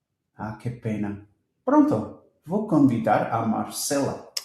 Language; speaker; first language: Portuguese; non-native, learner; English